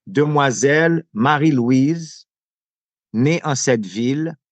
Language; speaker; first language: French; non-native, local second language; Haitian Creole